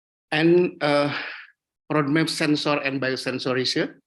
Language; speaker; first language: English; non-native, learner; Indonesian